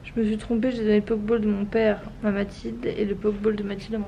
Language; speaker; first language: French; native; French